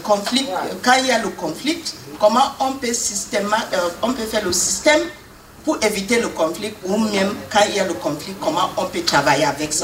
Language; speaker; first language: French; non-native, fluent; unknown